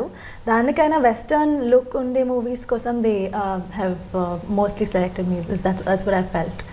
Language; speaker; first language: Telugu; non-native, local second language; Kannada